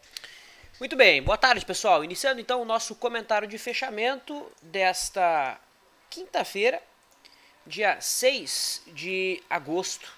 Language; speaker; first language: Portuguese; native; Portuguese